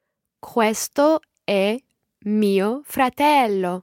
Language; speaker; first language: Italian; non-native, learner; English